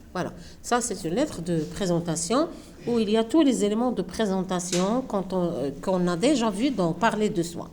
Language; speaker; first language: French; non-native, local second language; Arabic